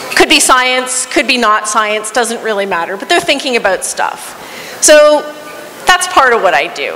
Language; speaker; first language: English; native; English